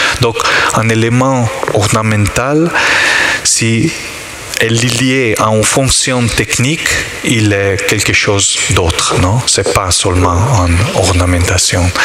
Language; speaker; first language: French; non-native, learner; Italian